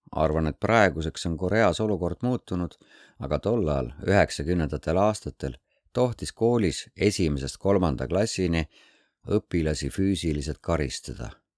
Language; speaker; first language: Estonian; non-native, fluent; Korean